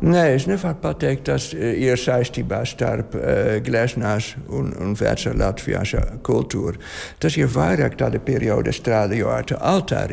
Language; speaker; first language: Latvian; non-native, learner; Dutch